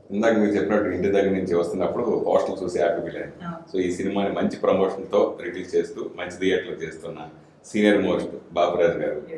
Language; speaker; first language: Telugu; native; Telugu